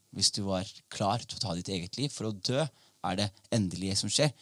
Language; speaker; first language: Norwegian; early bilingual, other home language; Somali